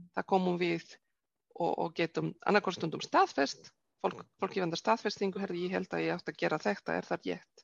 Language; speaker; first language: Icelandic; non-native, fluent; Polish